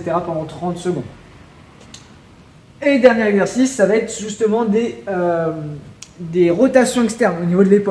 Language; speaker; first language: French; native; French